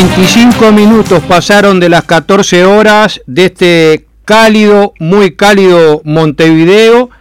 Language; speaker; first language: Spanish; native; Spanish